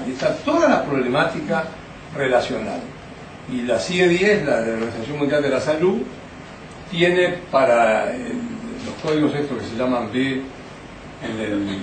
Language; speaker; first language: Spanish; native; Spanish